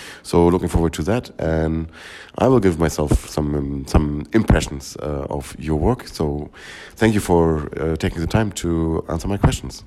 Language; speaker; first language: English; non-native, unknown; German